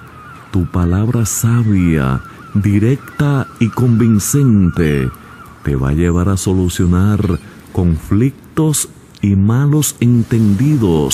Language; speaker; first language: Spanish; native; Spanish